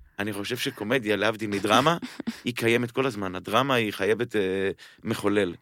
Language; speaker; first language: Hebrew; native; Hebrew